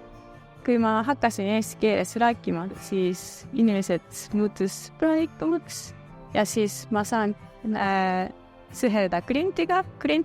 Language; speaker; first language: Estonian; non-native, learner; Japanese